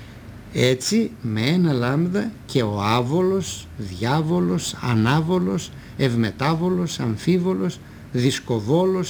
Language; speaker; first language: Greek; native; Greek